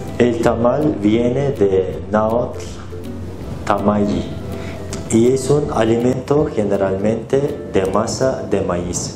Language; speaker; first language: Spanish; non-native, learner; Turkish